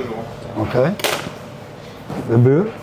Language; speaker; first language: French; non-native, learner; Italian